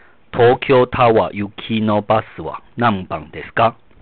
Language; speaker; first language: Japanese; non-native, fluent; Chinese